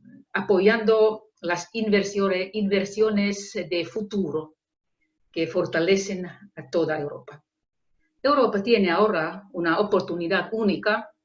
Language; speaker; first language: Spanish; non-native, fluent; Finnish